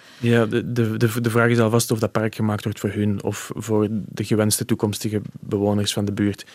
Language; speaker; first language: Dutch; native; Dutch